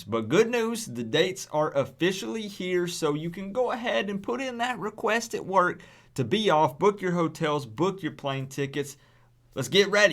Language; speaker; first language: English; native; English